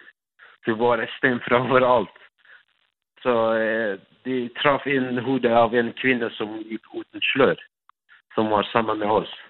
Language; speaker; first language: Norwegian; non-native, fluent; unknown